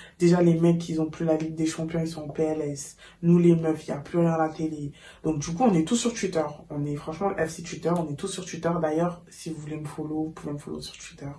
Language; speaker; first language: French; native; French